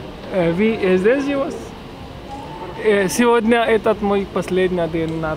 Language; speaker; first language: Russian; non-native, learner; Hindi